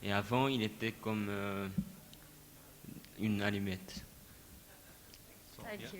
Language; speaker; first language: French; non-native, fluent; Japanese